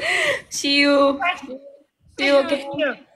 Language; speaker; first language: English; non-native, learner; Korean